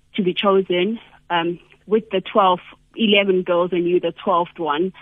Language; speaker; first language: English; non-native, local second language; Zulu